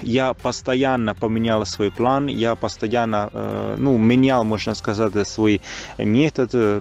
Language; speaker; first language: Russian; non-native, fluent; Italian